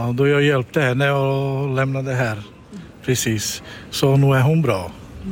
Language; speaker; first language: Swedish; non-native, learner; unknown